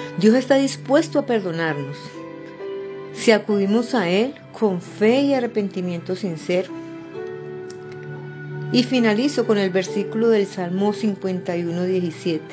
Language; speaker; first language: Spanish; native; Spanish